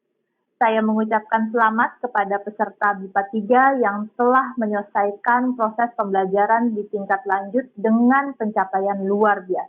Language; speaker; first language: Indonesian; native; Indonesian